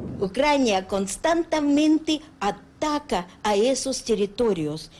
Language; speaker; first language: Spanish; non-native, fluent; Russian